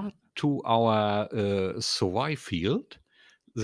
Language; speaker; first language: English; non-native, learner; German